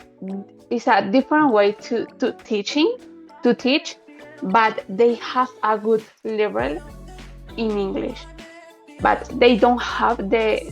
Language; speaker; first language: English; non-native, learner; Spanish